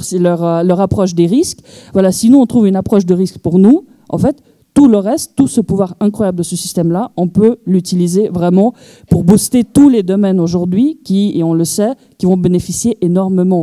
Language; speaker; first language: French; native; French